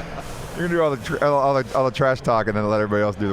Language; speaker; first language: English; native; English